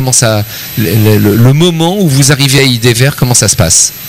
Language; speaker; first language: French; native; French